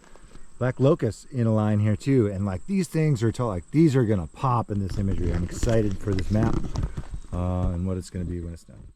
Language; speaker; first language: English; native; English